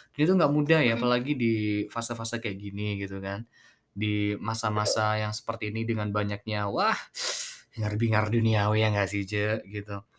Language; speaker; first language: Indonesian; native; Indonesian